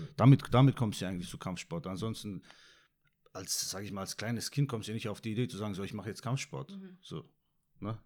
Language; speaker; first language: German; non-native, fluent; Turkish